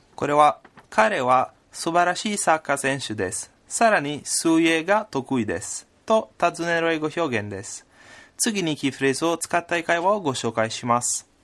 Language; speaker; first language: Japanese; non-native, fluent; Italian